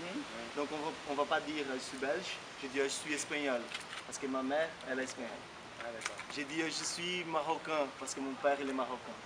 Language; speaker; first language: French; non-native, fluent; Portuguese